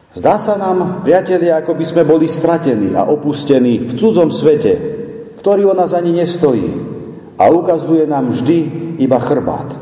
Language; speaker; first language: Slovak; native; Slovak